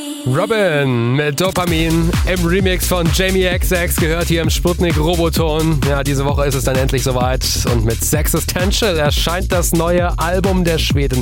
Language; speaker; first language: German; native; German